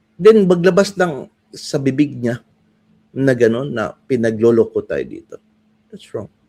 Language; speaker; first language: Filipino; non-native, local second language; Cebuano